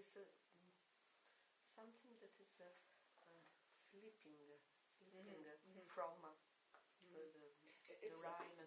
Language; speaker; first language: English; non-native, learner; Italian